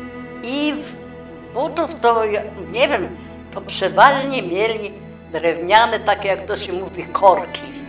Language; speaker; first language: Polish; non-native, local second language; Kashubian